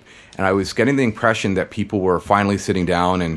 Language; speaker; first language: English; native; English